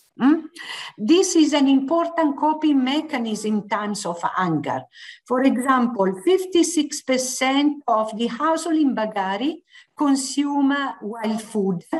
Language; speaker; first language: English; non-native, fluent; Italian